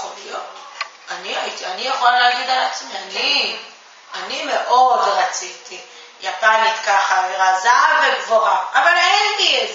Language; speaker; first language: Hebrew; non-native, fluent; Japanese